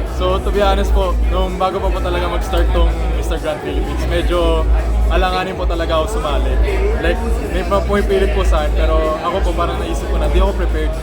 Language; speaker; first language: Filipino; native; Filipino